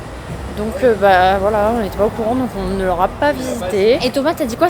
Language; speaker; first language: French; native; French